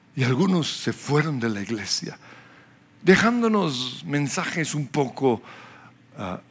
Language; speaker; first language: Spanish; non-native, fluent; English